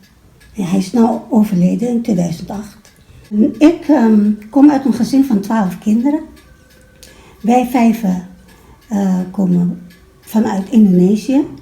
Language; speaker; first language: Dutch; early bilingual, other home language; Malay